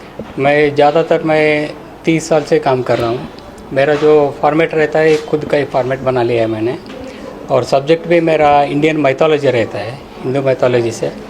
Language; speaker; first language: Hindi; non-native, local second language; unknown